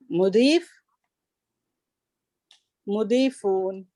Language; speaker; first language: Arabic; non-native, learner; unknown